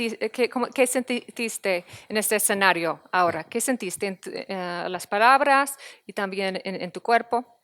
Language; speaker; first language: Spanish; non-native, fluent; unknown